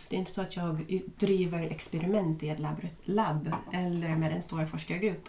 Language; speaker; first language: Swedish; non-native, fluent; English